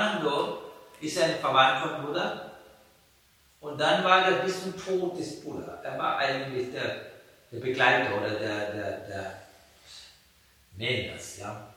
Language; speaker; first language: German; non-native, fluent; Sinhala